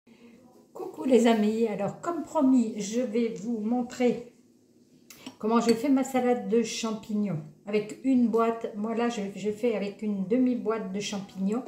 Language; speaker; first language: French; native; French